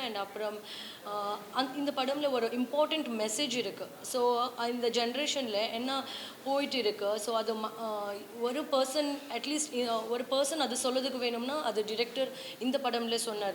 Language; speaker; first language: Tamil; non-native, learner; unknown